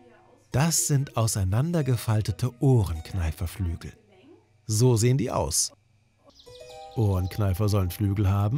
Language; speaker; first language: German; native; German